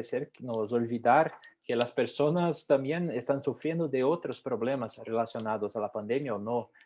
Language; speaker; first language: Spanish; non-native, fluent; Portuguese